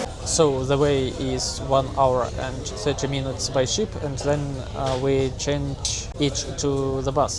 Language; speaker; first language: English; non-native, learner; Russian